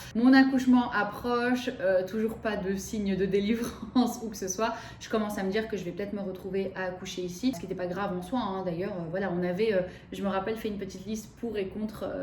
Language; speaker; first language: French; early bilingual, other home language; Arabic